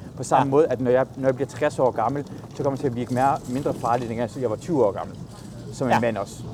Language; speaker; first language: Danish; early bilingual, other home language; Persian